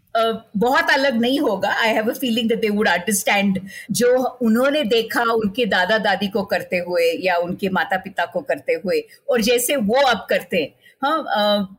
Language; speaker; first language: Hindi; non-native, local second language; Marathi